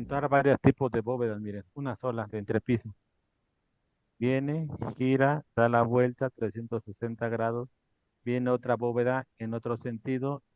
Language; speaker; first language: Spanish; native; Spanish